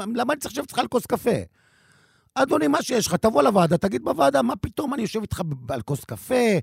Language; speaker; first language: Hebrew; native; Hebrew